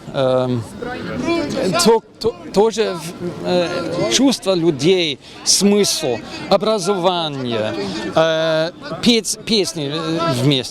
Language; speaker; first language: Russian; non-native, learner; German